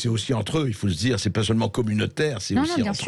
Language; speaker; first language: French; native; French